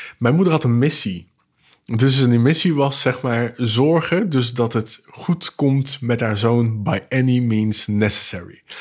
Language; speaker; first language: Dutch; non-native, local second language; Papiamento